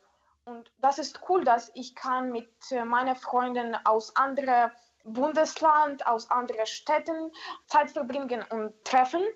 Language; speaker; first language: German; non-native, learner; Ukrainian